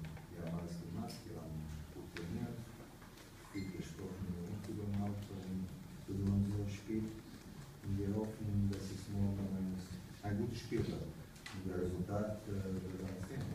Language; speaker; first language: German; non-native, fluent; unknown